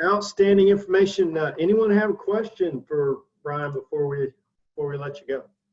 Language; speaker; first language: English; native; English